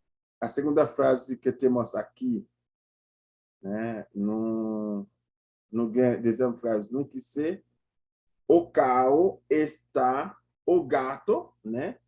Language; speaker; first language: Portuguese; non-native, learner; Haitian Creole